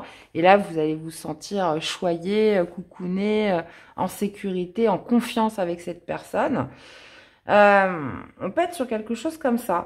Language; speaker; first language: French; native; French